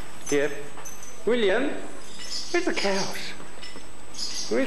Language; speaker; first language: English; native; English